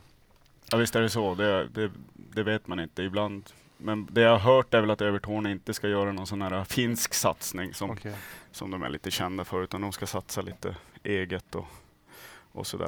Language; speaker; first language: Swedish; native; Swedish